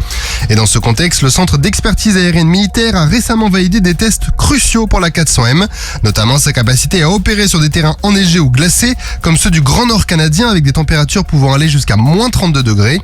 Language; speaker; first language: French; native; French